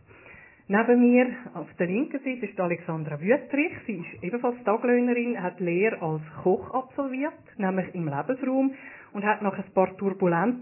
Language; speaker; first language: German; native; German